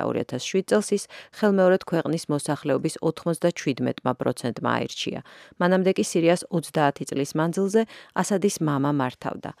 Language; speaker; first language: Georgian; native; Georgian